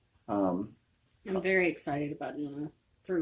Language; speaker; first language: English; native; English